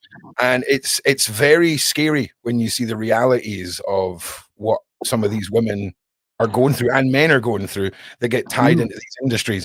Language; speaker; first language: English; native; English